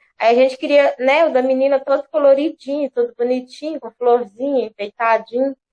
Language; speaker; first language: Portuguese; native; Portuguese